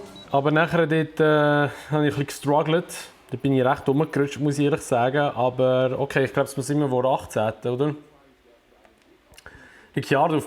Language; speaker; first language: German; native; German